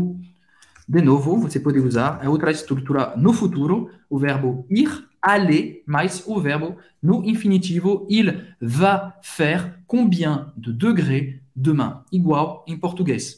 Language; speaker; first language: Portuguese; non-native, fluent; French